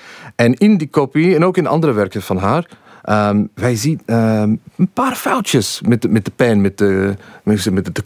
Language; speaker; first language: Dutch; non-native, fluent; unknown